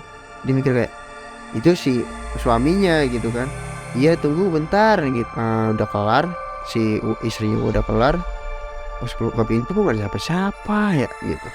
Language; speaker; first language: Indonesian; native; Indonesian